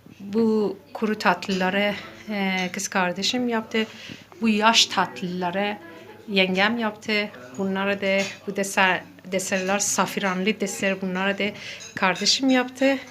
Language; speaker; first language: Turkish; non-native, learner; Persian